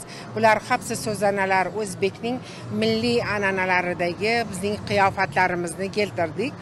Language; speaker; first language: Turkish; non-native, learner; Uzbek